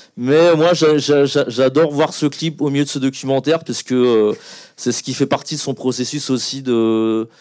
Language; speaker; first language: French; native; French